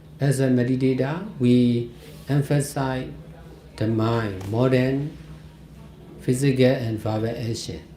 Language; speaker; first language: English; non-native, fluent; Burmese